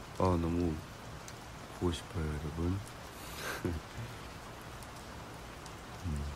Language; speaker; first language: Korean; non-native, learner; Chinese